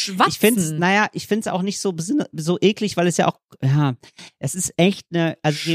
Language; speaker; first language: German; native; German